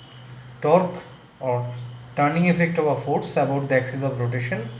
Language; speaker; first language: English; non-native, local second language; Bangla